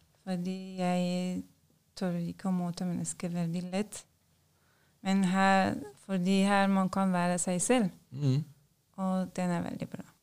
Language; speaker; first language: Norwegian; non-native, learner; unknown